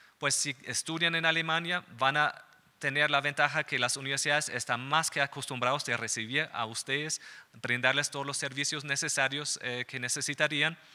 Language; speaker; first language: Spanish; non-native, fluent; German